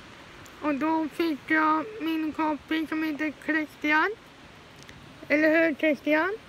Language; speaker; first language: Swedish; early bilingual, other home language; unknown